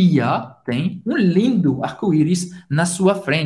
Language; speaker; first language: Portuguese; non-native, fluent; French